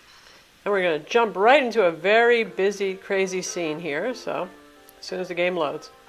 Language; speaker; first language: English; native; English